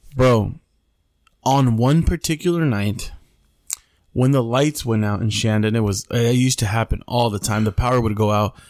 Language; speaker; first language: English; early bilingual, other home language; Spanish